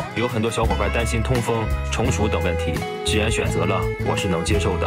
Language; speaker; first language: Chinese; native; Chinese